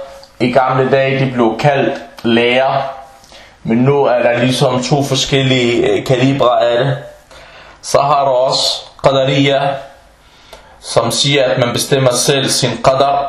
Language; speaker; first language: Danish; early bilingual, other home language; Arabic